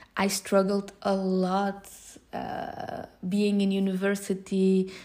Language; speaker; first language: English; non-native, fluent; Dutch